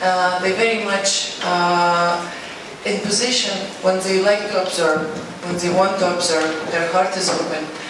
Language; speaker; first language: English; non-native, fluent; Uzbek